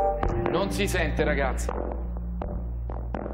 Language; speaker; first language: Italian; native; Italian